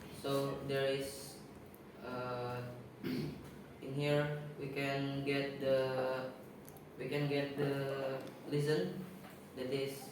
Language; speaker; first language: English; non-native, learner; Indonesian